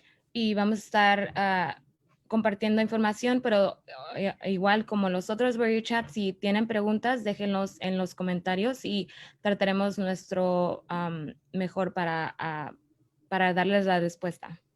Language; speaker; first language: Spanish; early bilingual, other home language; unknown